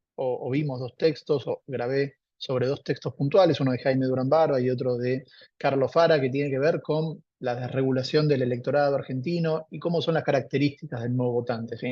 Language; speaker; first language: Spanish; native; Spanish